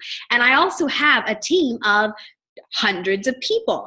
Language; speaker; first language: English; native; English